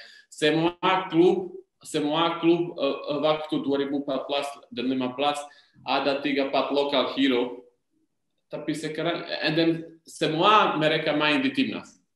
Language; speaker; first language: Indonesian; non-native, learner; Serbian